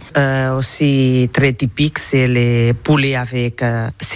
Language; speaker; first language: French; non-native, learner; Catalan